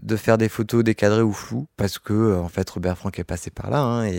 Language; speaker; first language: French; native; French